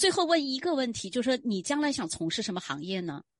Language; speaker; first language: Chinese; native; Chinese